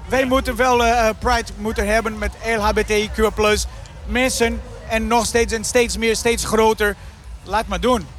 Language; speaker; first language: Dutch; non-native, fluent; Portuguese